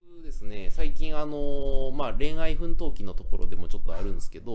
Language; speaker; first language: Japanese; native; Japanese